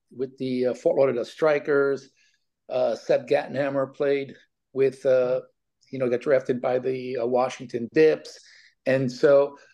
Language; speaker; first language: English; native; English